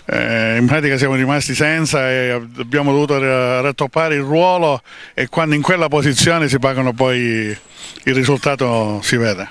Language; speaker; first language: Italian; native; Italian